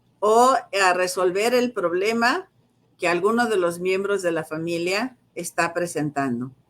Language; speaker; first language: Spanish; native; Spanish